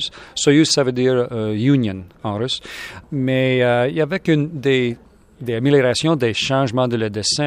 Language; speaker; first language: French; non-native, local second language; English